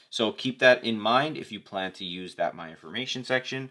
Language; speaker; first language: English; native; English